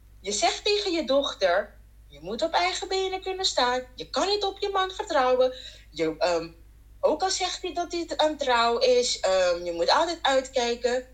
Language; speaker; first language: Dutch; non-native, local second language; Papiamento